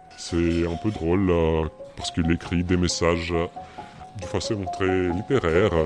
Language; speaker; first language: French; non-native, fluent; Russian